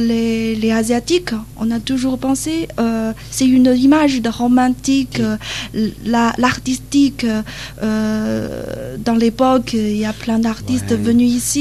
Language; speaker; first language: French; non-native, learner; Chinese